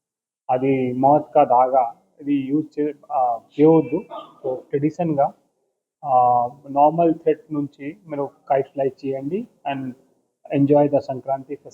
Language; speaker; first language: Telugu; non-native, local second language; Urdu